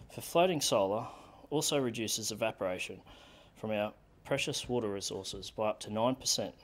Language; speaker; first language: English; native; English